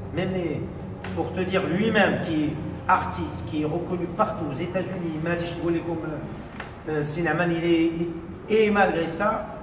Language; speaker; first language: French; non-native, local second language; Arabic